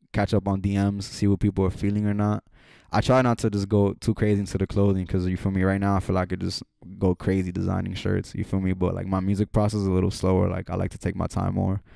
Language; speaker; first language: English; native; English